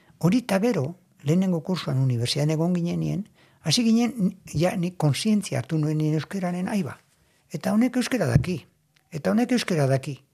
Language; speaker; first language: Basque; native; Basque